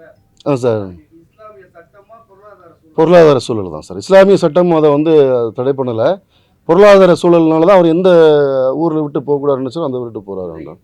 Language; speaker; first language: Tamil; native; Tamil